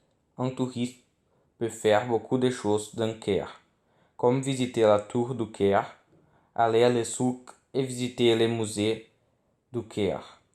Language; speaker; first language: French; non-native, learner; Portuguese